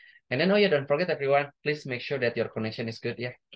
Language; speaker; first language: English; non-native, fluent; Indonesian